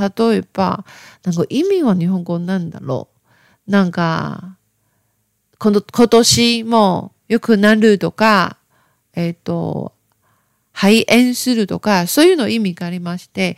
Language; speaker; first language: Japanese; non-native, learner; Chinese